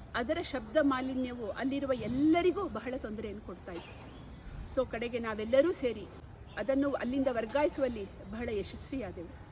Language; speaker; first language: Kannada; native; Kannada